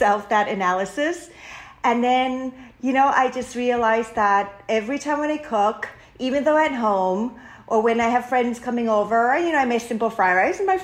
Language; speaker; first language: English; non-native, fluent; Thai